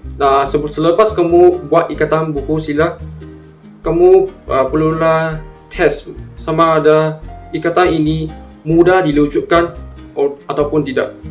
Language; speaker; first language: Malay; non-native, local second language; Chinese